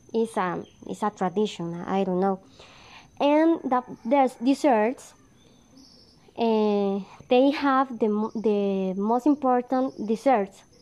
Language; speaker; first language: English; non-native, learner; Spanish